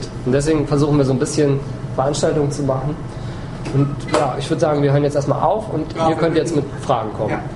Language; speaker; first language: German; native; German